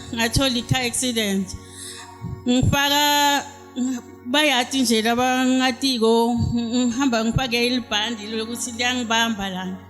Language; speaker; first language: Zulu; non-native, local second language; Swati